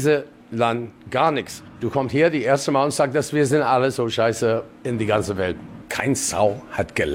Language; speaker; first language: German; non-native, learner; English